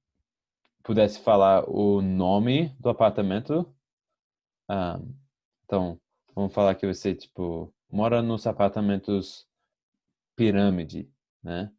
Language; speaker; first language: Portuguese; non-native, fluent; English